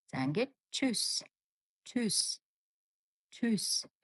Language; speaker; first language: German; non-native, fluent; Mongolian